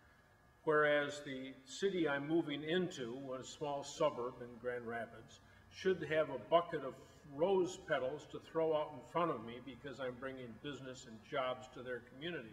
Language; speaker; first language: English; native; English